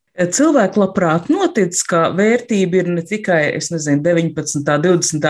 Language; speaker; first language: Latvian; native; Latvian